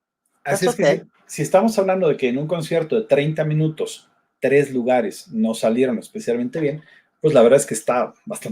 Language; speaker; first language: Spanish; native; Spanish